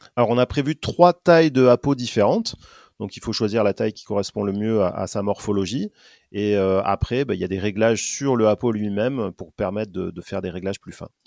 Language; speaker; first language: French; native; French